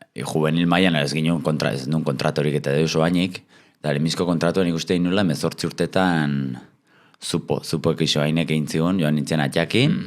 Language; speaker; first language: Basque; native; Basque